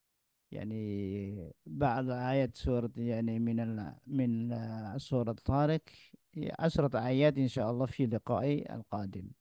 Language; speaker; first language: Arabic; non-native, fluent; Indonesian